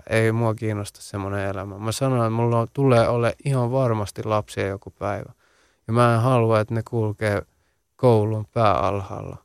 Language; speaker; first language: Finnish; early bilingual, other home language; Central Kurdish